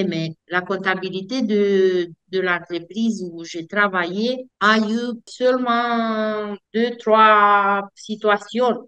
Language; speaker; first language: French; non-native, fluent; Romanian